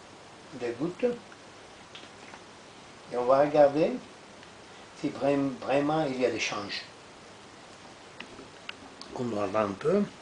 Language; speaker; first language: French; non-native, learner; Italian